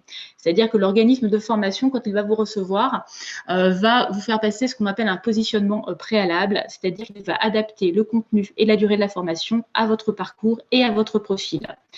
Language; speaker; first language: French; native; French